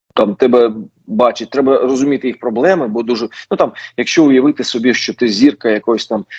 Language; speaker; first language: Ukrainian; non-native, local second language; Russian